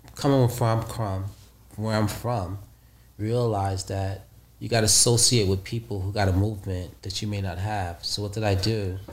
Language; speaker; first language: English; native; English